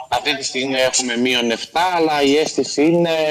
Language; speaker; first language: Greek; native; Greek